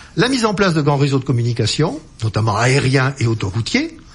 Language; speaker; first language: French; native; French